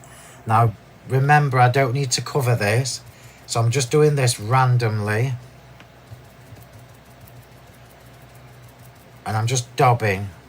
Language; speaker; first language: English; native; English